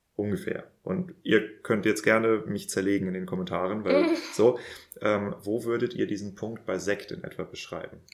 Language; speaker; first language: German; native; German